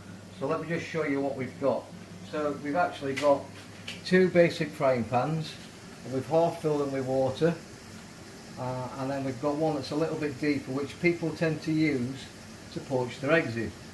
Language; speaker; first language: English; native; English